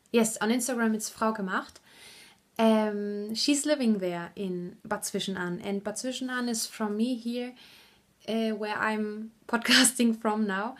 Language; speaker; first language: English; non-native, fluent; German